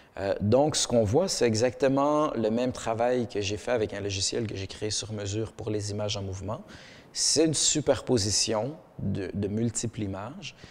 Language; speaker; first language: French; early bilingual, other home language; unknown